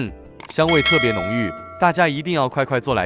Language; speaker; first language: Chinese; native; Chinese